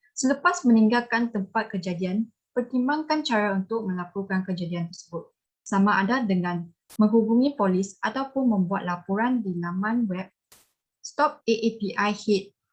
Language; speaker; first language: Malay; non-native, local second language; Chinese